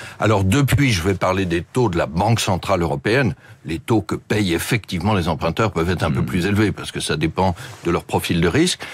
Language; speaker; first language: French; native; French